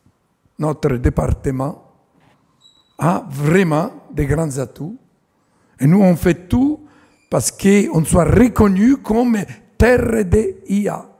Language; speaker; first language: French; non-native, fluent; Italian